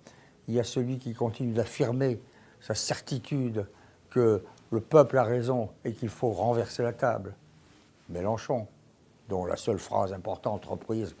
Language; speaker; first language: French; native; French